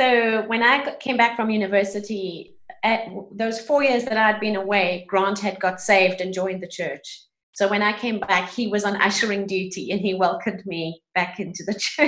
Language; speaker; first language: English; native; English